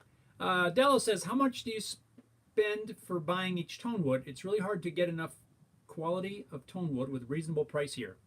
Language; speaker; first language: English; native; English